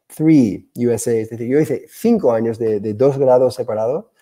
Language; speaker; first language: Spanish; non-native, fluent; English